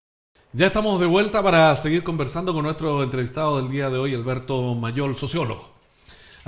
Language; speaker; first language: Spanish; native; Spanish